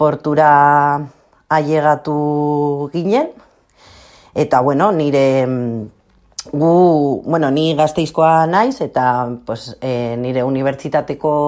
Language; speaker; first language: Basque; non-native, local second language; Spanish